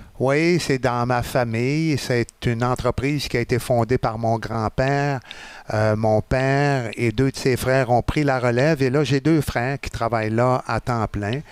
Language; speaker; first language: French; native; French